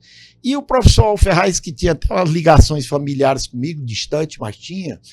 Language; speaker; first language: Portuguese; native; Portuguese